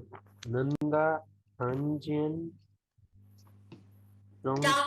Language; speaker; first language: Chinese; non-native, learner; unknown